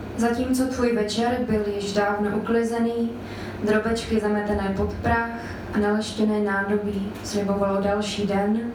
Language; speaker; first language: Czech; native; Czech